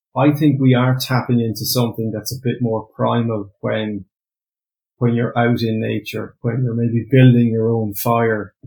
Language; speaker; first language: English; native; English